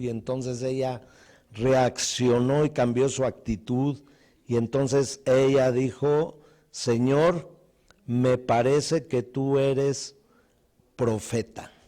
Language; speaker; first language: Spanish; native; Spanish